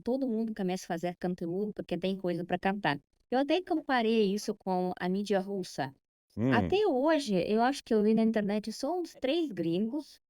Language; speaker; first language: Portuguese; non-native, fluent; Russian